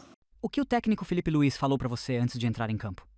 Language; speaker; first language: Portuguese; native; Portuguese